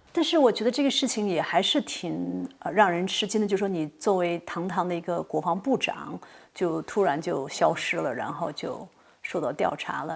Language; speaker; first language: Chinese; native; Chinese